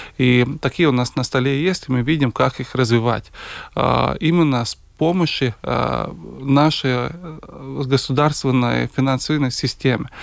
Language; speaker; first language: Russian; non-native, local second language; Latvian